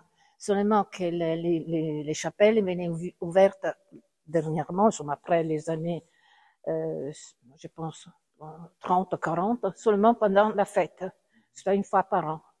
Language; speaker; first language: French; non-native, fluent; Italian